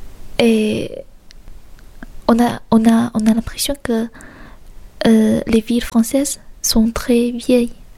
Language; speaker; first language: French; non-native, fluent; Chinese